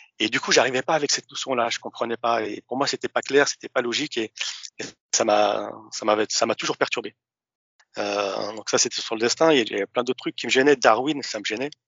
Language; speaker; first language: French; early bilingual, other home language; Arabic